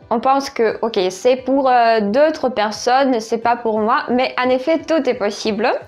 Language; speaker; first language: French; non-native, fluent; Russian